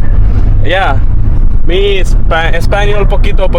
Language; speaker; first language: Spanish; non-native, learner; Malayalam